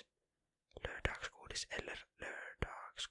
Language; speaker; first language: Swedish; non-native, learner; Finnish